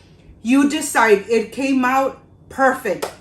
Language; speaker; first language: English; non-native, fluent; Spanish